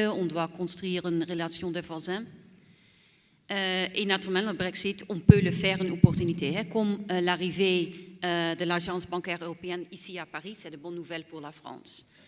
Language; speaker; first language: French; non-native, fluent; Dutch